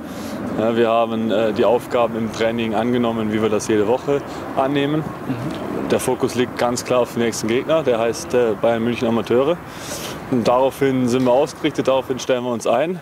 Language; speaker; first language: German; native; German